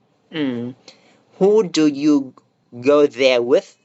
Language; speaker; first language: English; non-native, learner; Vietnamese